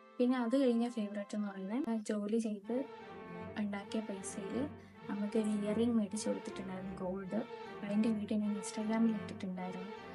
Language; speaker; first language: Malayalam; non-native, local second language; Tamil